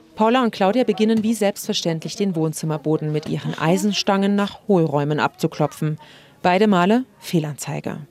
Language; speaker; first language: German; native; German